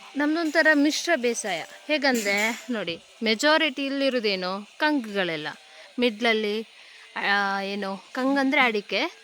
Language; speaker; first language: Kannada; non-native, local second language; Tulu